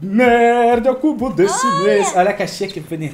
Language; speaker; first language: Portuguese; native; Portuguese